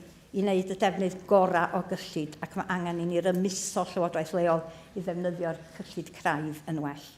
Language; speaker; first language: Welsh; native; Welsh